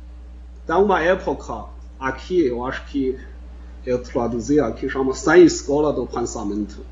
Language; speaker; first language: Portuguese; non-native, fluent; Chinese